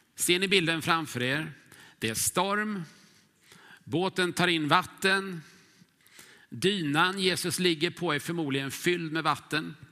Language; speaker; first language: Swedish; native; Swedish